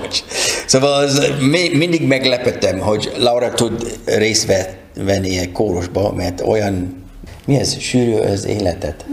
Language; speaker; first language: Hungarian; non-native, learner; English